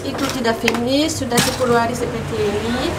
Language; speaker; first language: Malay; non-native, learner; French